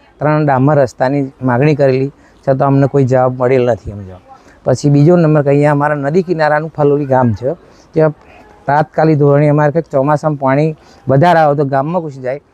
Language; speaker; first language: Gujarati; native; Gujarati